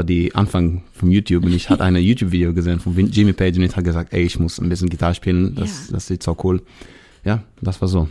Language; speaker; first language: German; non-native, learner; Hebrew